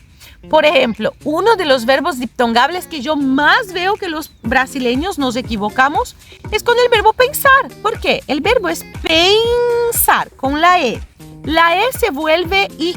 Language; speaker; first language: Spanish; non-native, fluent; Portuguese